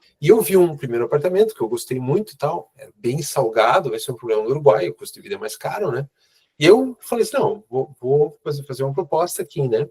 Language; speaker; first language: Portuguese; native; Portuguese